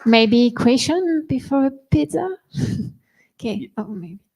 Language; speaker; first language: English; non-native, learner; French